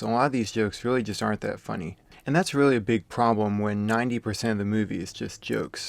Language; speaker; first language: English; native; English